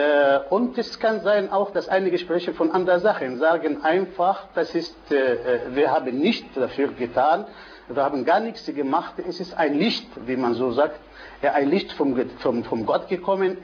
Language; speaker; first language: German; non-native, fluent; Arabic